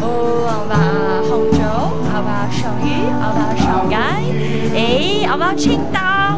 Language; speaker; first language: French; non-native, learner; Chinese